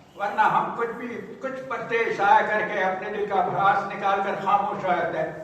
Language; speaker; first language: Urdu; native; Urdu